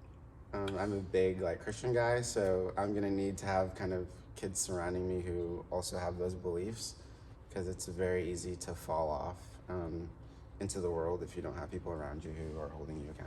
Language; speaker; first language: English; native; English